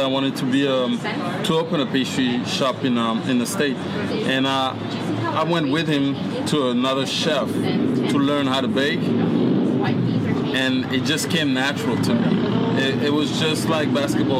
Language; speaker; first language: English; non-native, fluent; French